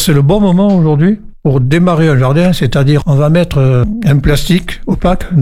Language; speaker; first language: French; native; French